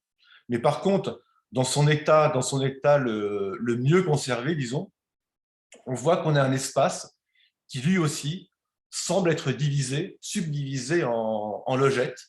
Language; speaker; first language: French; native; French